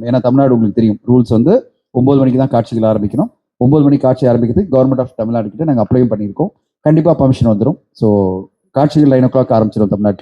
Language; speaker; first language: Tamil; native; Tamil